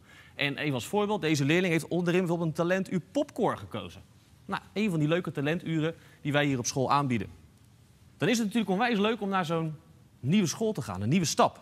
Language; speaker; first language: Dutch; native; Dutch